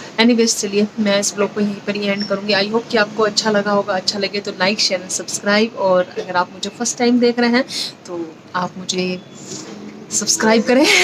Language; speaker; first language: Hindi; native; Hindi